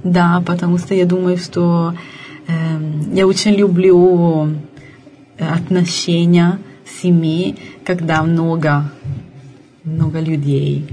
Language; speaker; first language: Russian; non-native, fluent; Italian